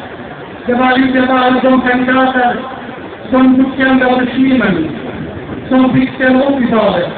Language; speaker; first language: Swedish; non-native, fluent; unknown